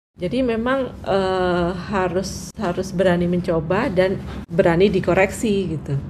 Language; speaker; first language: Indonesian; non-native, local second language; Javanese